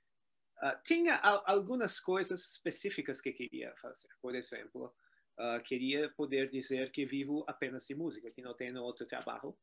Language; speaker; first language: Spanish; non-native, learner; Portuguese